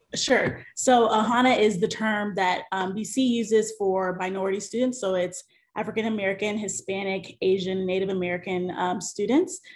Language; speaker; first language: English; native; English